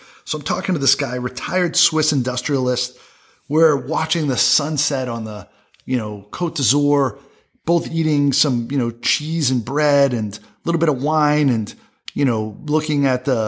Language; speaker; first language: English; native; English